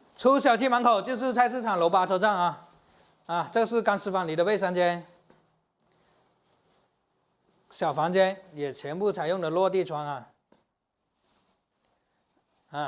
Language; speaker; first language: Chinese; native; Chinese